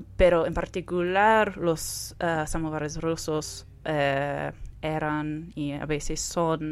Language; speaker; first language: Spanish; non-native, fluent; English